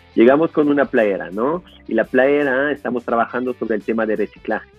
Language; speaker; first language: Spanish; non-native, fluent; French